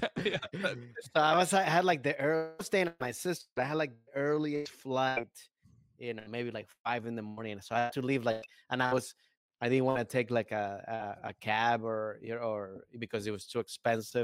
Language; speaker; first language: English; native; English